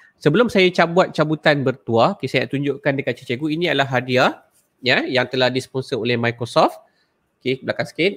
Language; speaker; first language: Malay; native; Malay